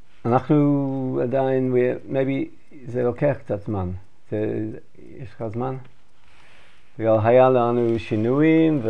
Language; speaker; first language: Hebrew; non-native, learner; English